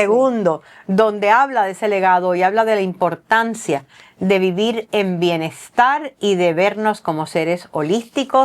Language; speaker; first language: Spanish; native; Spanish